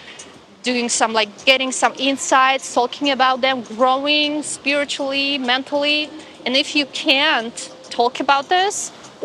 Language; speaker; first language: English; non-native, fluent; Russian